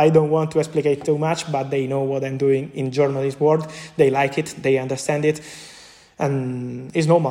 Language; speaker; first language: English; non-native, fluent; Italian